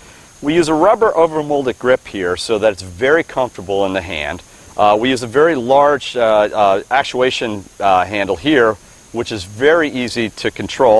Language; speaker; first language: English; native; English